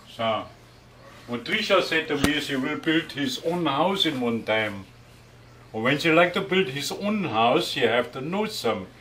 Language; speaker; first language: English; non-native, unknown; German